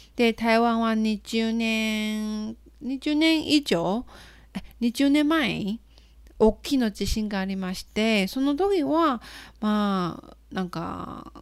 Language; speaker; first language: Japanese; non-native, fluent; Chinese